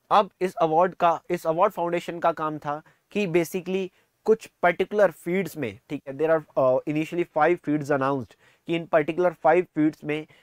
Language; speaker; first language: Hindi; non-native, local second language; Punjabi